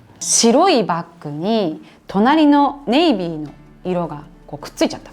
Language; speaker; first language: Japanese; native; Japanese